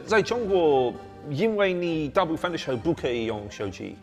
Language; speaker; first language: Chinese; non-native, learner; English